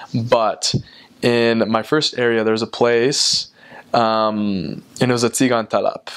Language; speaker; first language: English; native; English